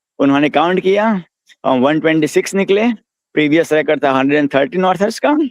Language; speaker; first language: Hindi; non-native, local second language; Gujarati